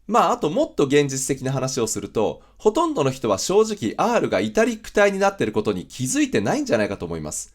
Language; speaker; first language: Japanese; native; Japanese